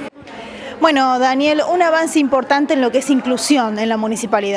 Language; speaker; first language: Spanish; native; Spanish